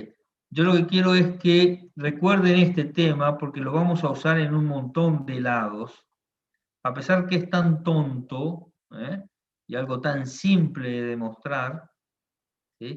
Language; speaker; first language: Spanish; native; Spanish